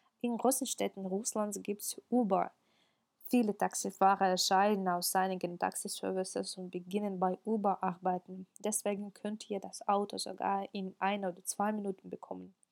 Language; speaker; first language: German; non-native, fluent; Russian